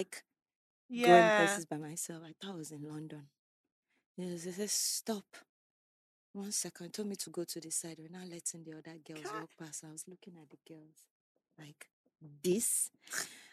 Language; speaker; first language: English; native; English